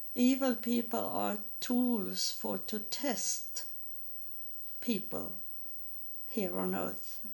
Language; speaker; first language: English; non-native, learner; Swedish